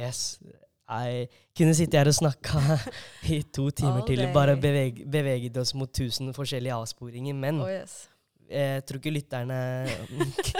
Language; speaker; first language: Norwegian; native; Norwegian